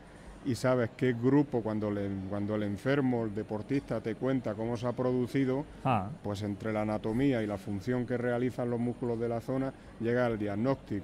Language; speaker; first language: Spanish; native; Spanish